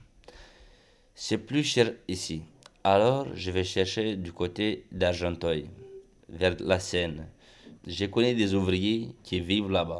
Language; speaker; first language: French; non-native, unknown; Romanian